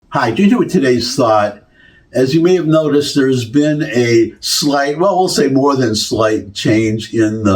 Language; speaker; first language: English; native; English